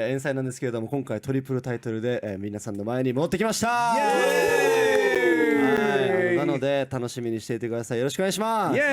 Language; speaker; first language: Japanese; non-native, fluent; Korean